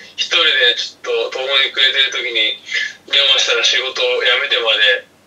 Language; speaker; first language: Japanese; native; Japanese